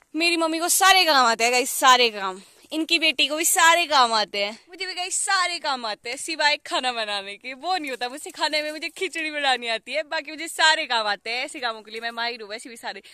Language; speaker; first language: Hindi; native; Hindi